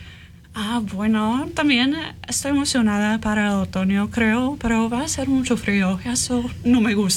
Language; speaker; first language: Spanish; non-native, fluent; English